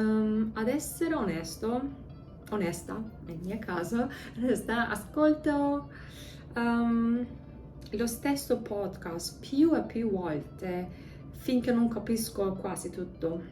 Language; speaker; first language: Italian; non-native, learner; English